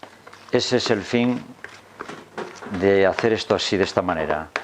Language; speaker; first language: Spanish; native; Spanish